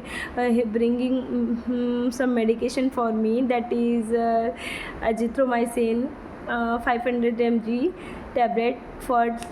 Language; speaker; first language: English; non-native, learner; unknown